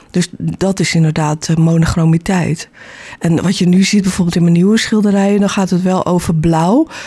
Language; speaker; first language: Dutch; native; Dutch